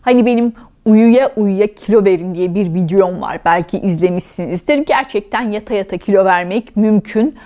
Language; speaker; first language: Turkish; native; Turkish